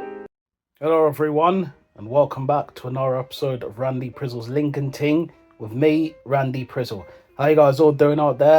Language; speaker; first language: English; native; English